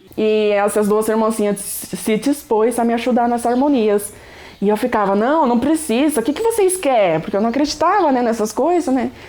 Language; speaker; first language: Portuguese; native; Portuguese